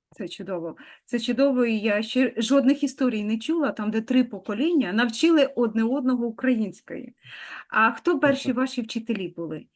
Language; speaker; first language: Ukrainian; native; Ukrainian